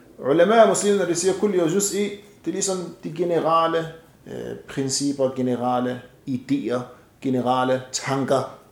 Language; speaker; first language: Danish; non-native, fluent; Arabic